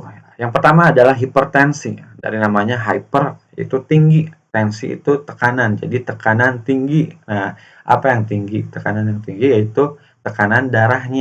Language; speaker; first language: Indonesian; native; Indonesian